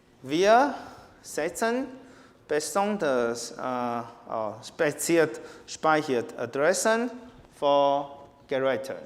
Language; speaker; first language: German; non-native, fluent; Chinese